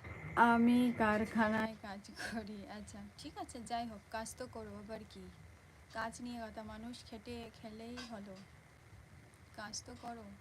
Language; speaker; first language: Bangla; non-native, local second language; Santali